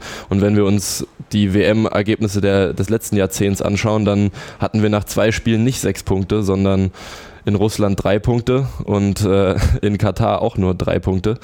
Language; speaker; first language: German; native; German